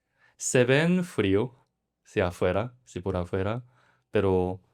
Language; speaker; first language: Spanish; non-native, learner; Korean